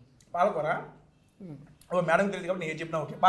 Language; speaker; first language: Telugu; native; Telugu